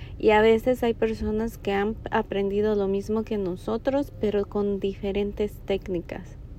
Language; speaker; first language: Spanish; early bilingual, heritage; Spanish